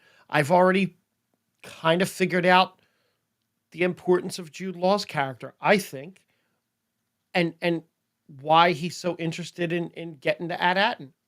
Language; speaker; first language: English; native; English